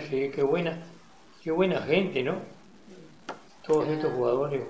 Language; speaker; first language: Italian; non-native, learner; Spanish